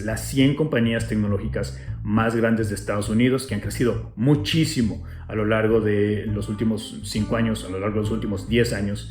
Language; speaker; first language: Spanish; native; Spanish